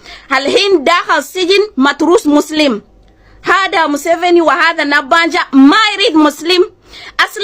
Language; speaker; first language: Arabic; non-native, learner; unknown